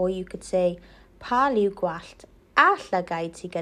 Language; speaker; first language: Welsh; non-native, local second language; English